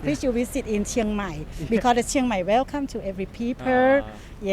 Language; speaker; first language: English; non-native, learner; Thai